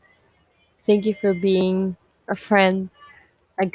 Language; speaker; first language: English; non-native, local second language; Filipino